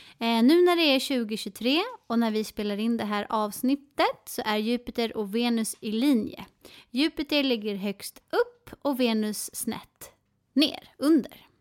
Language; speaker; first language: Swedish; non-native, learner; Spanish